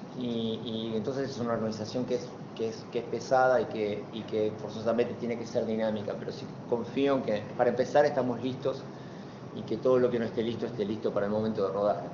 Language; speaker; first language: Spanish; native; Spanish